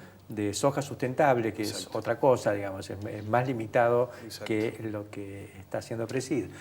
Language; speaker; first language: Spanish; native; Spanish